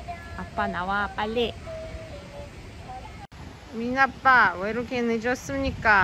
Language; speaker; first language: Korean; non-native, fluent; Russian